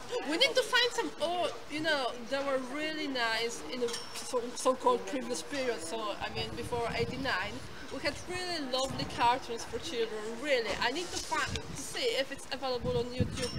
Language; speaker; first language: English; non-native, fluent; Polish